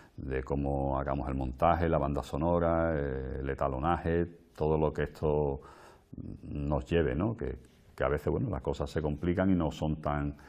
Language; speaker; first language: Spanish; native; Spanish